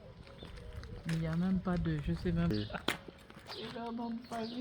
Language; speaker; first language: French; non-native, local second language; Malagasy